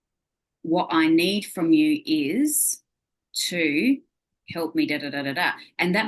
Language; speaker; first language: English; native; English